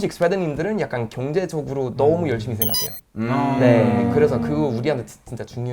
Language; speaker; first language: Korean; non-native, fluent; Swedish